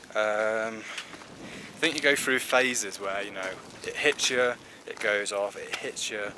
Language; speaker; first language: English; native; English